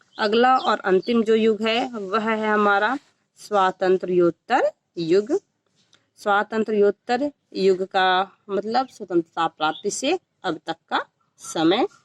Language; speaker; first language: Hindi; native; Hindi